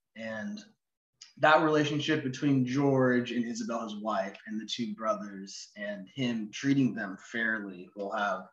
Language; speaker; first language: English; native; English